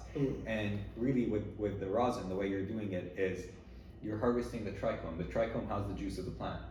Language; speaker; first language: English; early bilingual, other home language; Arabic